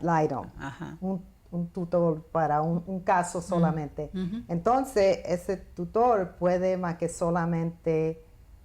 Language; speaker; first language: Spanish; early bilingual, heritage; Spanish